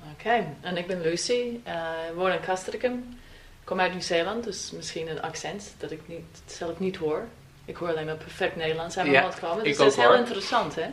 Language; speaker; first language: Dutch; non-native, fluent; English